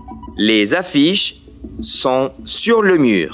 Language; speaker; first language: French; non-native, fluent; Spanish